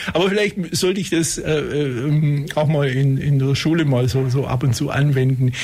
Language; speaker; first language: German; native; German